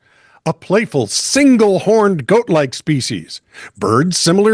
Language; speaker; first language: English; native; English